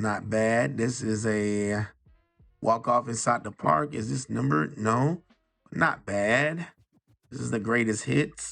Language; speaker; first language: English; native; English